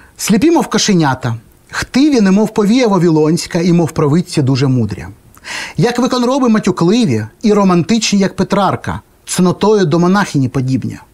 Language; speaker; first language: Ukrainian; native; Ukrainian